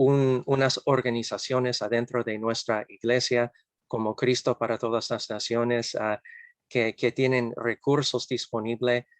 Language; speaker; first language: Spanish; non-native, fluent; English